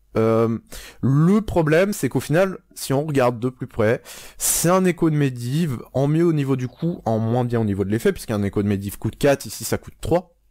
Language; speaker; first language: French; native; French